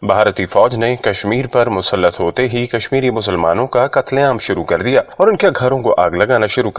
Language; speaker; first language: Urdu; native; Urdu